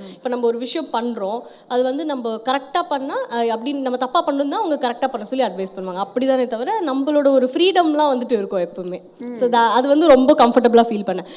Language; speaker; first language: Tamil; native; Tamil